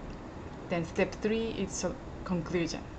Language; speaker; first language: English; non-native, fluent; Japanese